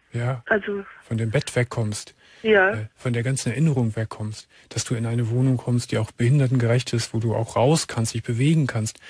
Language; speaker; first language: German; native; German